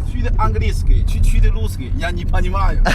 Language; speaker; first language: Russian; non-native, learner; Chinese